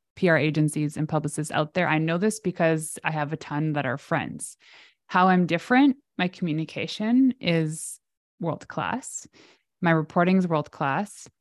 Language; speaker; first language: English; native; English